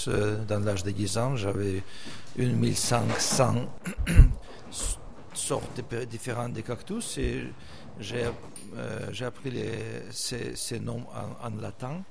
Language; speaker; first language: French; non-native, fluent; Russian